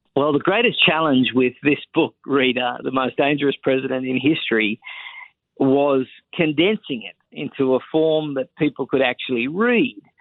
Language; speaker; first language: English; native; English